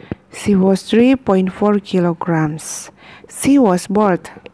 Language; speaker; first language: English; non-native, fluent; Indonesian